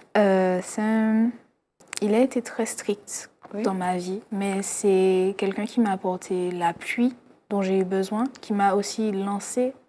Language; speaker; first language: French; native; French